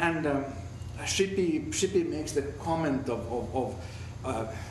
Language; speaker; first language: English; non-native, fluent; Finnish